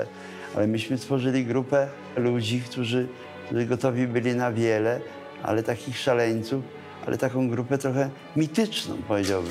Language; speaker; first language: Polish; native; Polish